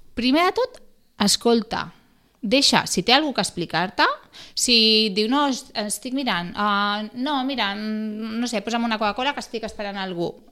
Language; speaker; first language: Catalan; non-native, local second language; Spanish